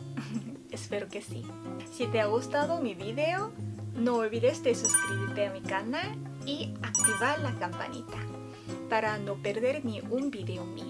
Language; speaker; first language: Spanish; non-native, fluent; Korean